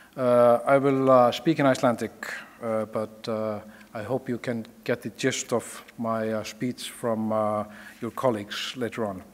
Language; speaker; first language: English; non-native, fluent; Icelandic